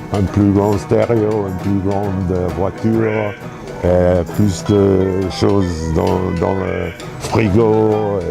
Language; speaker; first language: French; non-native, fluent; English